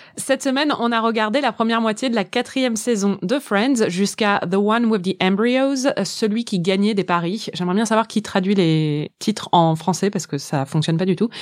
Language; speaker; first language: French; native; French